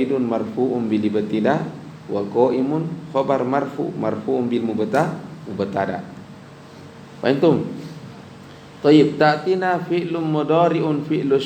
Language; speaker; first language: Arabic; non-native, fluent; Indonesian